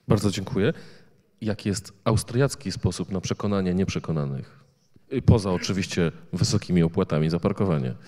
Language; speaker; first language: Polish; native; Polish